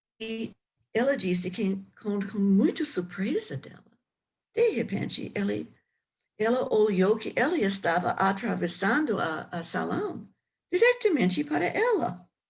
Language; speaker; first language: Portuguese; non-native, learner; English